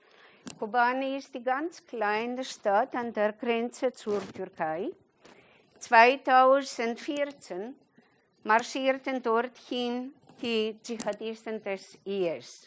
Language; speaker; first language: German; non-native, fluent; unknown